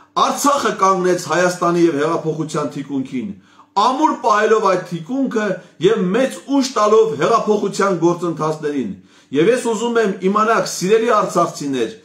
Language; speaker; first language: Armenian; native; Armenian